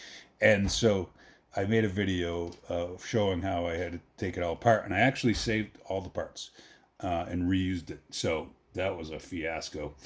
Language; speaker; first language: English; native; English